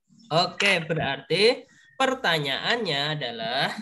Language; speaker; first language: Indonesian; native; Indonesian